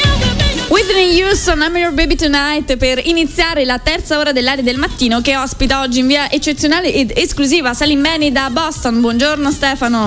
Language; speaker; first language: Italian; native; Italian